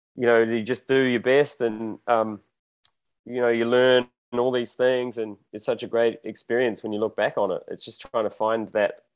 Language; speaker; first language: English; native; English